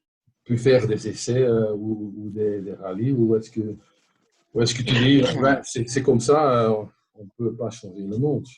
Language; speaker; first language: French; non-native, local second language; Dutch